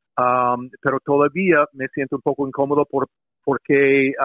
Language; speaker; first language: Spanish; non-native, fluent; English